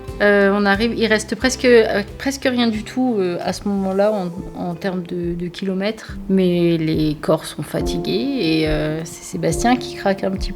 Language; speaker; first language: French; native; French